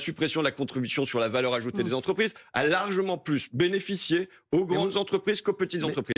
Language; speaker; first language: French; native; French